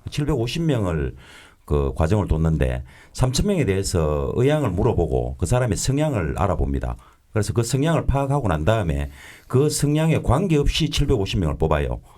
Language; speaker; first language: Korean; native; Korean